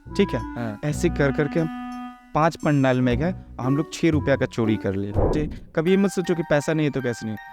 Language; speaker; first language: Hindi; native; Hindi